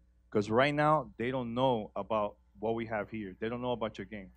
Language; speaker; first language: English; native; English